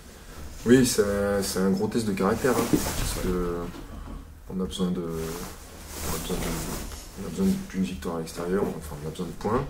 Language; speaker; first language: French; native; French